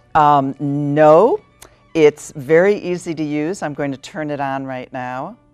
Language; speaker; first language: English; native; English